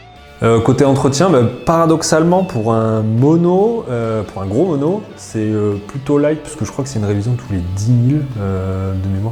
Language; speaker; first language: French; native; French